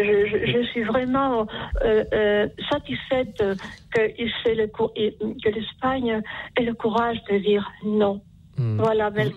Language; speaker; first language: French; non-native, fluent; Spanish